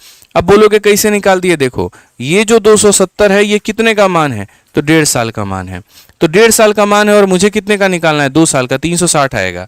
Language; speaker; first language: Hindi; native; Hindi